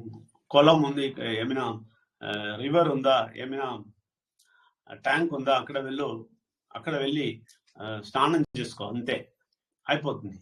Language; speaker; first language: Telugu; non-native, learner; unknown